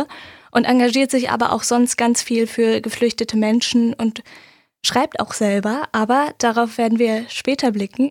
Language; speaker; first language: German; native; German